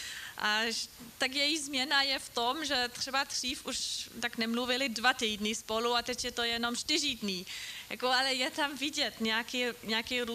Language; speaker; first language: Czech; non-native, fluent; German